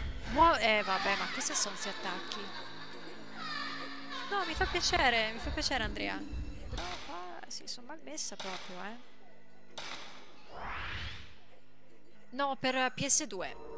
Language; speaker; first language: Italian; early bilingual, other home language; English